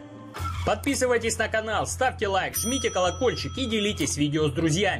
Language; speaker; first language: Russian; native; Russian